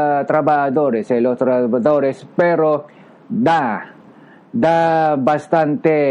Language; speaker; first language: Spanish; non-native, learner; Japanese